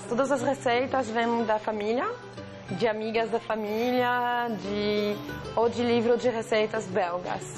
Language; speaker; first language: Portuguese; non-native, fluent; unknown